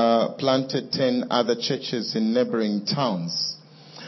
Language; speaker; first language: English; non-native, local second language; Bemba